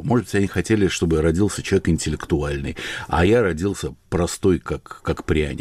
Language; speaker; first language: Russian; native; Russian